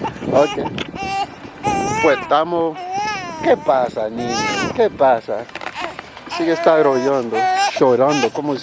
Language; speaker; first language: Spanish; non-native, learner; Haitian Creole